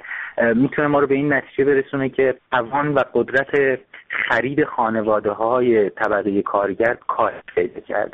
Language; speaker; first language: Persian; native; Persian